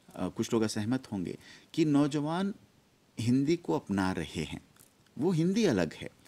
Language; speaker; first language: Hindi; early bilingual, heritage; Hindi